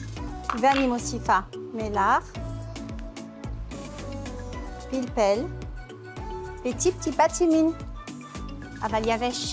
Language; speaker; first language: Hebrew; non-native, fluent; French